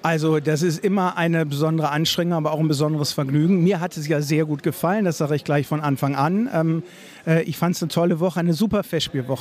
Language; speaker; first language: German; native; German